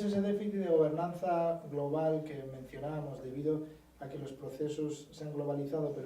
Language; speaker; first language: Spanish; native; Spanish